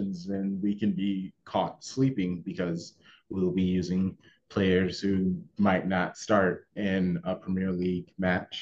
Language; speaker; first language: English; native; English